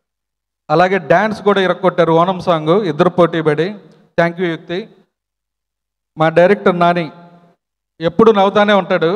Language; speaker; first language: Telugu; native; Telugu